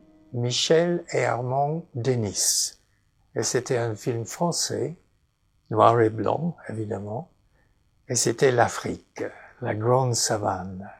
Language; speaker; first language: French; non-native, fluent; English